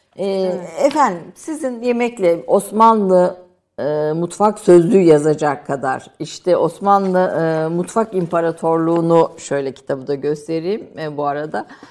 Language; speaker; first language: Turkish; native; Turkish